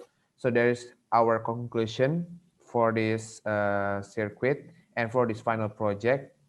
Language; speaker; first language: English; non-native, learner; Indonesian